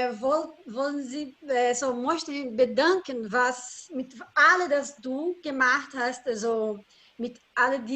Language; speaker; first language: German; non-native, learner; Portuguese